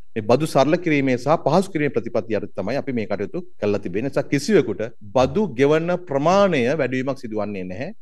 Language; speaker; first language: Sinhala; native; Sinhala